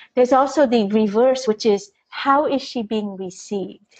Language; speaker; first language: English; early bilingual, other home language; Vietnamese